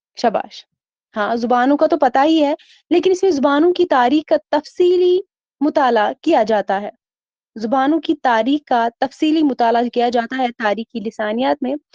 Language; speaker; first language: Urdu; non-native, local second language; Kashmiri